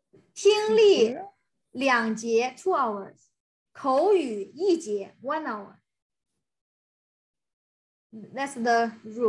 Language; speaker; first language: English; non-native, fluent; Chinese